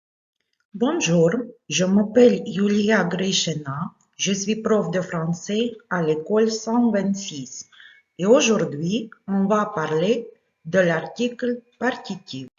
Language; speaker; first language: French; non-native, fluent; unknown